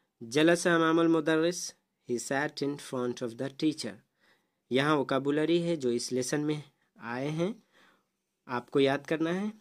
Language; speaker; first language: Urdu; native; Urdu